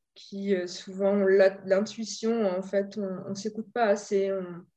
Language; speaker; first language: French; native; French